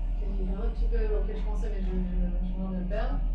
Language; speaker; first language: French; native; French